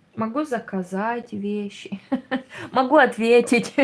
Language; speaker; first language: Russian; non-native, learner; Romanian